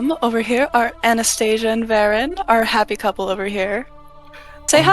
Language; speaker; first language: English; native; English